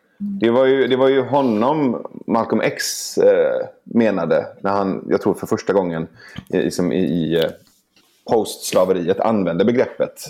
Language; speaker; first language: Swedish; early bilingual, other home language; Persian